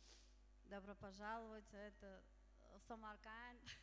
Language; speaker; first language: Russian; non-native, local second language; Tajik